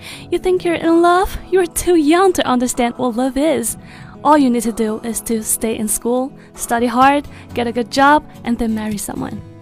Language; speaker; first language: English; non-native, fluent; Chinese